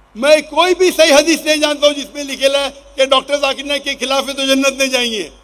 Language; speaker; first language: Urdu; non-native, local second language; Konkani